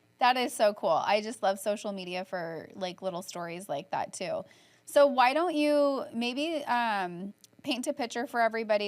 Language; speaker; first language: English; native; English